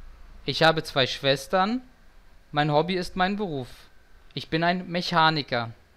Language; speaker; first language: German; non-native, fluent; Portuguese